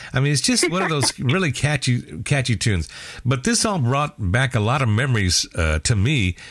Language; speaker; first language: English; native; English